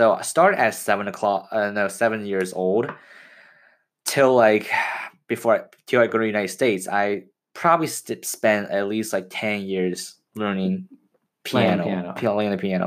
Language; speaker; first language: English; non-native, fluent; Chinese